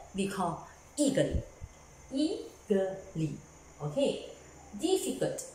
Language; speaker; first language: English; non-native, local second language; Chinese